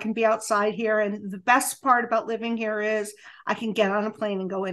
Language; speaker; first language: English; native; English